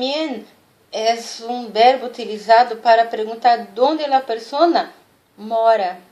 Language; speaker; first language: Spanish; non-native, fluent; Portuguese